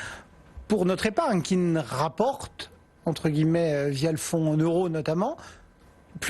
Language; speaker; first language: French; native; French